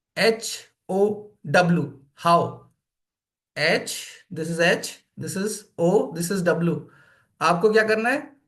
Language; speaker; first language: Hindi; native; Hindi